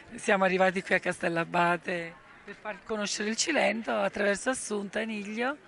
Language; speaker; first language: Italian; native; Italian